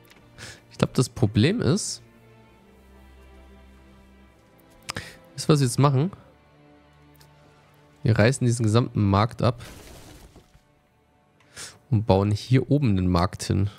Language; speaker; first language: German; native; German